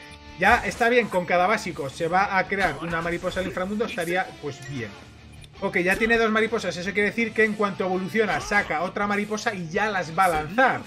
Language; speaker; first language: Spanish; native; Spanish